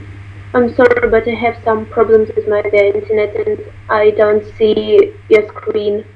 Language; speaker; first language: English; non-native, learner; Russian